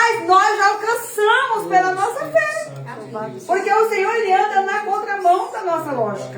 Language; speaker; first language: Portuguese; native; Portuguese